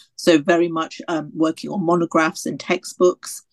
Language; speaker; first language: English; native; English